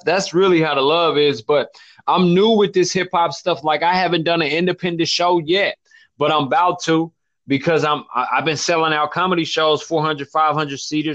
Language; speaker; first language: English; native; English